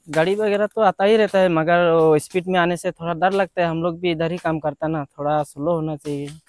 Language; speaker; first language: Hindi; non-native, local second language; Assamese